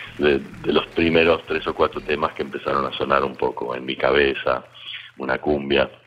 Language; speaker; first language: Spanish; early bilingual, heritage; Spanish